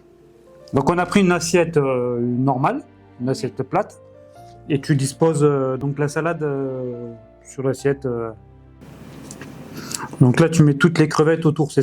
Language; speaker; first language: French; native; French